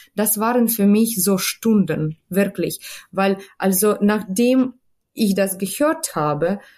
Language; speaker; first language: German; non-native, fluent; Ukrainian